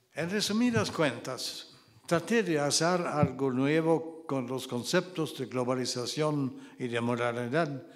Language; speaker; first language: Spanish; non-native, fluent; Swedish